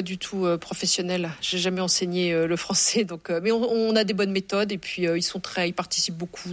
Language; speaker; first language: French; native; French